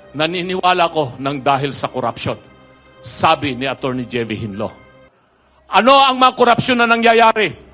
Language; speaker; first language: Filipino; non-native, local second language; Iloko